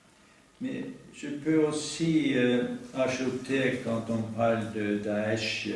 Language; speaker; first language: French; non-native, learner; Norwegian